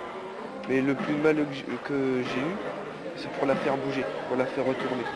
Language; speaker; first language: French; native; French